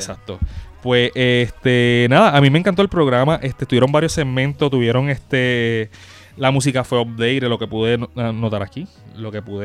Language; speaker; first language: Spanish; native; Spanish